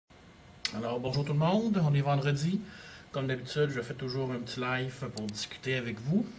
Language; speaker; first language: French; native; French